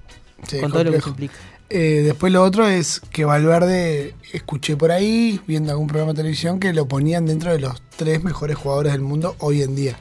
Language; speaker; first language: Spanish; native; Spanish